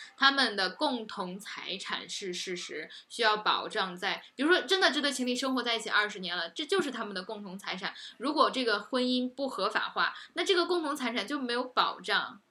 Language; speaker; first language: Chinese; native; Chinese